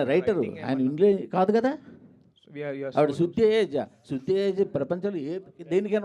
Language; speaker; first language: Telugu; native; Telugu